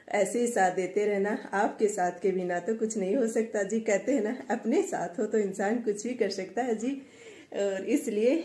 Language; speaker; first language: Hindi; native; Hindi